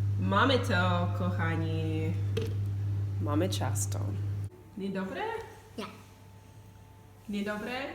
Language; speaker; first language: Polish; non-native, learner; English